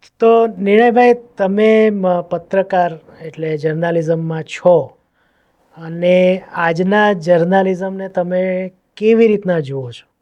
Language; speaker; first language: Gujarati; native; Gujarati